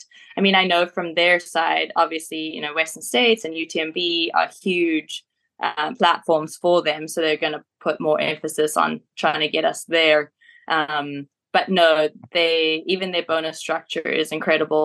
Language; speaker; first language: English; native; English